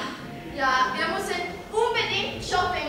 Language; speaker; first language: German; non-native, learner; Italian